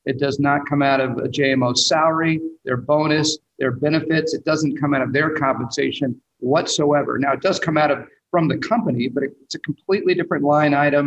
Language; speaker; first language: English; native; English